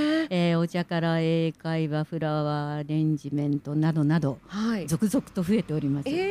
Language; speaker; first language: Japanese; native; Japanese